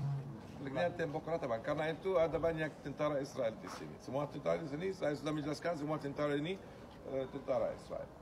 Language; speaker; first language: Indonesian; non-native, fluent; Arabic